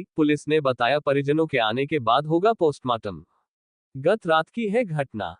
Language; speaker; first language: Hindi; native; Hindi